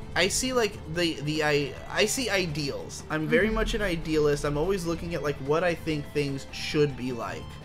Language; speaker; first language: English; native; English